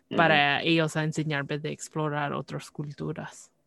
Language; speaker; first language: Spanish; early bilingual, heritage; Spanish